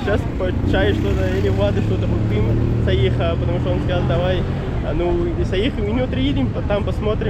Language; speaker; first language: Russian; non-native, learner; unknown